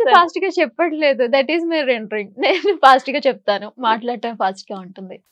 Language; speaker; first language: Telugu; native; Telugu